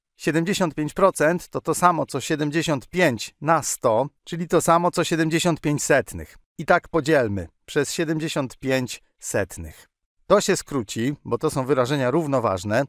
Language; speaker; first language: Polish; native; Polish